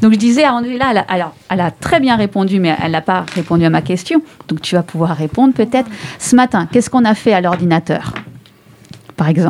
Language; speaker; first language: French; native; French